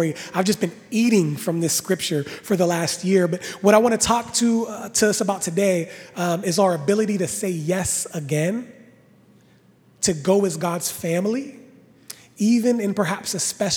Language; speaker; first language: English; native; English